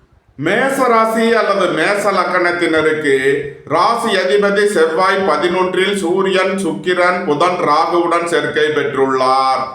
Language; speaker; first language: Tamil; native; Tamil